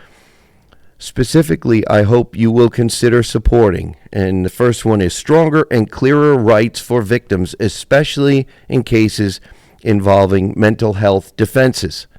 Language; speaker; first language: English; native; English